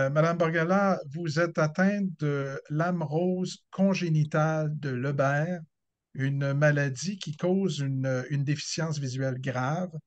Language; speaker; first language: French; native; French